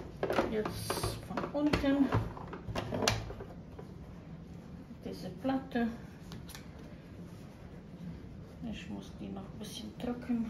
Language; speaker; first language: German; non-native, fluent; Croatian